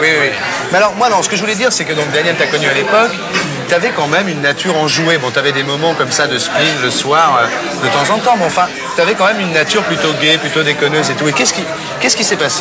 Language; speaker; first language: French; native; French